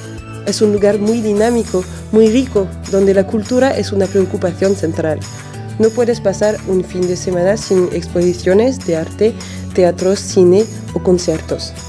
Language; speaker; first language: Spanish; non-native, learner; French